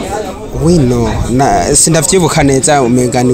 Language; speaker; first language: French; non-native, learner; Rundi